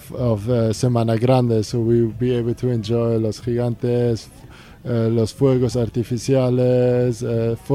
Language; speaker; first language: English; non-native, fluent; German